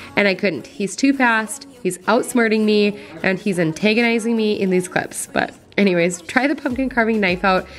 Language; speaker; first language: English; native; English